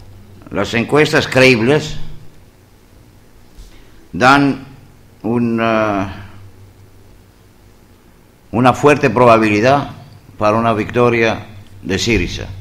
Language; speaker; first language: Spanish; non-native, fluent; Greek